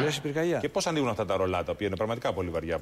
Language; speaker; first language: Greek; native; Greek